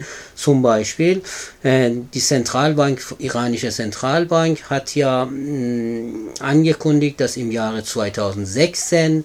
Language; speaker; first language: German; non-native, fluent; Persian